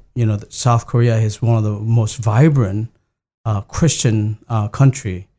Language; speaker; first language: English; non-native, fluent; Korean